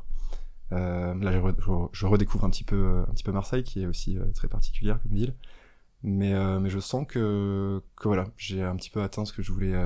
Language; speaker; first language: French; native; French